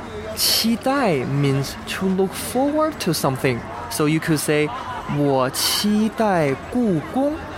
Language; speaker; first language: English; non-native, fluent; Chinese